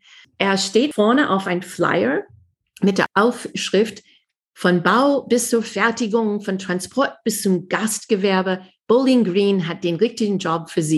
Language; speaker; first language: German; non-native, fluent; English